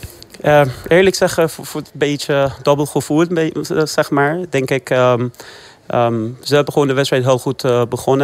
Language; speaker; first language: Dutch; non-native, fluent; Persian